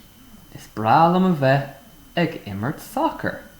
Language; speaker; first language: Irish; non-native, local second language; English